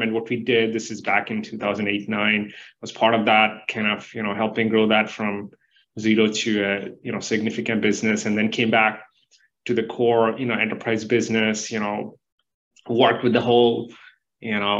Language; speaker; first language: English; non-native, local second language; Telugu